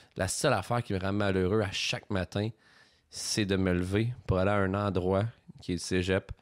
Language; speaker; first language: French; native; French